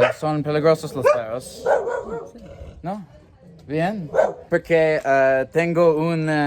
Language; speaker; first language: Spanish; non-native, learner; English